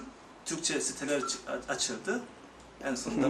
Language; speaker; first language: Turkish; non-native, fluent; Korean